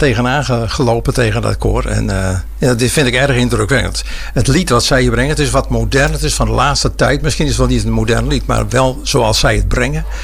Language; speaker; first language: Dutch; native; Dutch